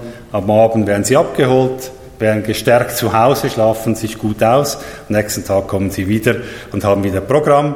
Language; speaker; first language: German; native; German